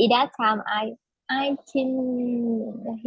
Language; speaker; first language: English; non-native, learner; Vietnamese